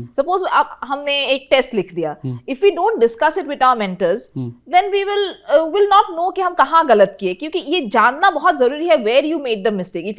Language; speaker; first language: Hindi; non-native, local second language; Assamese